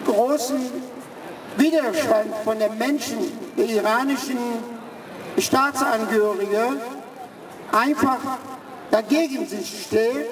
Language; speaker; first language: German; early bilingual, other home language; Persian